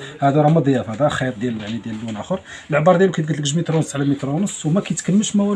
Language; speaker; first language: Arabic; native; Arabic